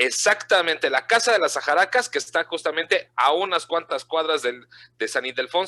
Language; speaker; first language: Spanish; native; Spanish